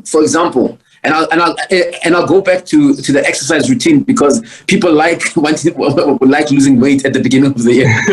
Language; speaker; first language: English; non-native, local second language; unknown